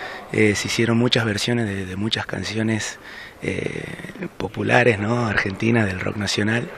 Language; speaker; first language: Spanish; native; Spanish